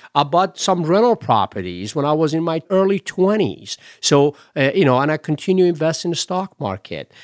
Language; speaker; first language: English; non-native, fluent; Persian